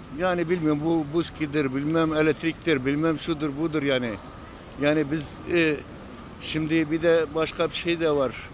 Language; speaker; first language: Turkish; native; Turkish